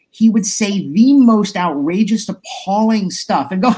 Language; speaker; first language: English; native; English